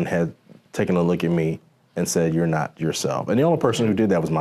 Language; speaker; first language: English; native; English